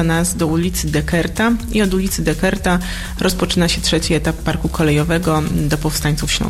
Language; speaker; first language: Polish; native; Polish